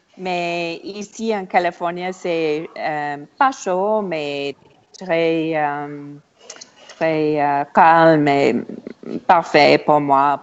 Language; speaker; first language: French; non-native, learner; English